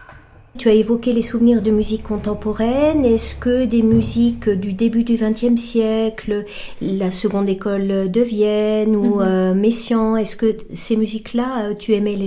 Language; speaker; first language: French; native; French